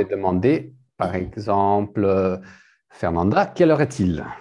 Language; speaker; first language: French; non-native, fluent; English